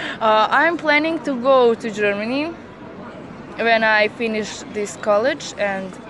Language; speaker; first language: English; non-native, learner; Bosnian